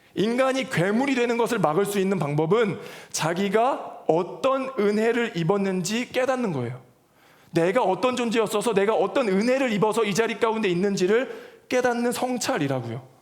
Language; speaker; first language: Korean; native; Korean